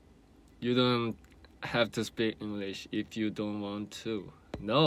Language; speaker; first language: English; non-native, learner; Korean